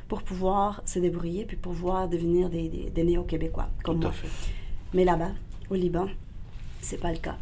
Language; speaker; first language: French; non-native, fluent; Spanish